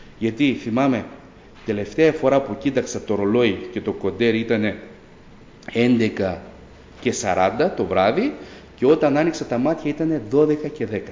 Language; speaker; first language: Greek; early bilingual, other home language; Albanian